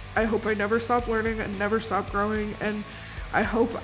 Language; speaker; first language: English; native; English